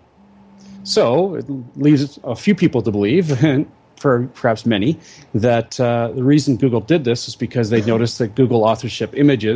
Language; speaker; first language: English; native; English